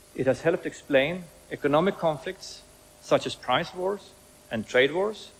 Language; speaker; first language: English; non-native, fluent; Swedish